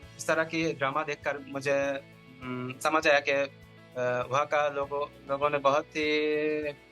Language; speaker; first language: Hindi; non-native, fluent; Bangla